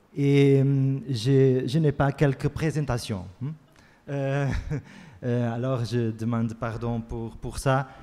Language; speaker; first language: French; non-native, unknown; Portuguese